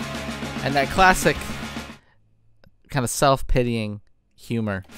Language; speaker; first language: English; native; English